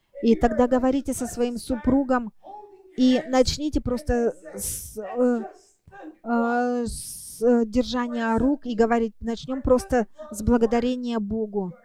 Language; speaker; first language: Russian; non-native, fluent; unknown